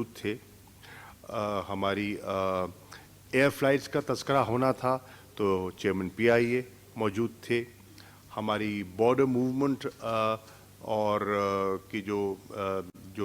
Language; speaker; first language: Urdu; native; Urdu